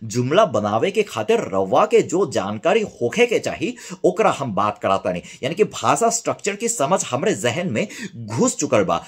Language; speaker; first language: Bhojpuri; non-native, learner; Korean